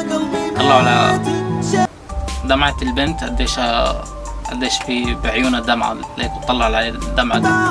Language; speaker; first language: Arabic; native; Arabic